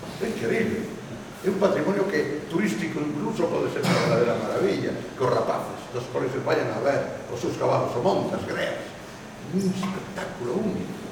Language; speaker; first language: Galician; non-native, local second language; Spanish